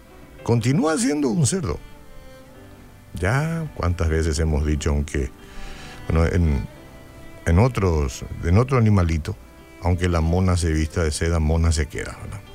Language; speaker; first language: Spanish; native; Spanish